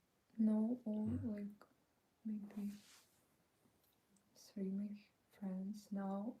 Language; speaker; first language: English; non-native, learner; Ukrainian